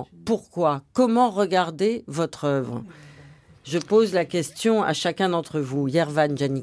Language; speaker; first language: French; native; French